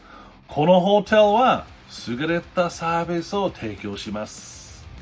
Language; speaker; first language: Japanese; non-native, learner; English